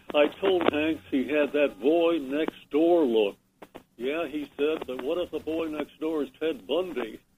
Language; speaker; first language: English; native; English